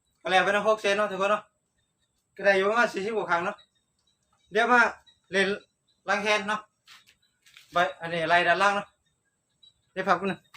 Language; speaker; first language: Thai; non-native, local second language; Northeastern Thai